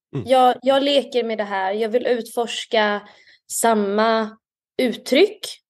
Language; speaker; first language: Swedish; native; Swedish